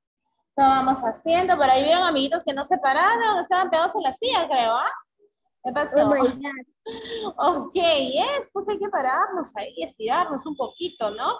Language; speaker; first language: Spanish; native; Spanish